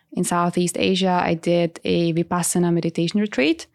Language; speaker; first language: English; non-native, fluent; Italian